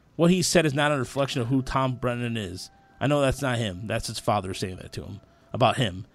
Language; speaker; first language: English; early bilingual, other home language; Spanish